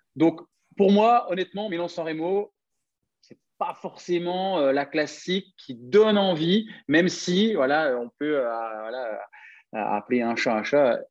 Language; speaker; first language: French; native; French